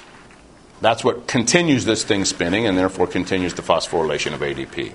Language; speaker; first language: English; native; English